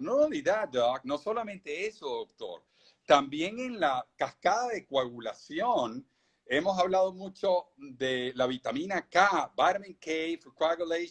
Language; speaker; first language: Spanish; native; Spanish